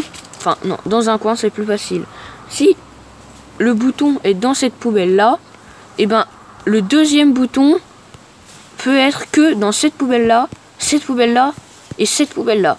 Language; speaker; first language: French; native; French